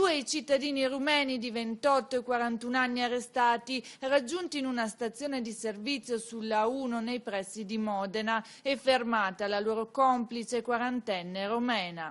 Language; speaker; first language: Italian; native; Italian